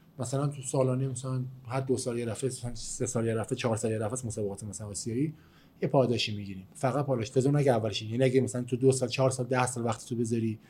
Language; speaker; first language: Persian; native; Persian